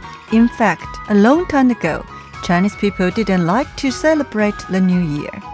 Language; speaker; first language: English; non-native, fluent; Chinese